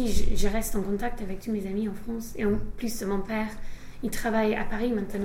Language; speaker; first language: French; non-native, fluent; English